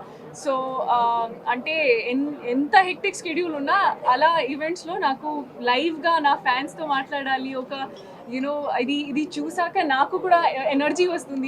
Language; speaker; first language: Telugu; non-native, fluent; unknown